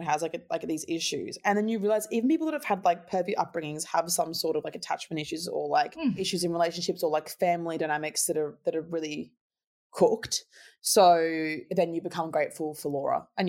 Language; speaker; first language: English; native; English